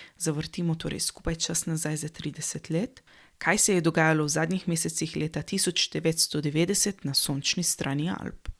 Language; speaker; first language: Slovenian; native; Slovenian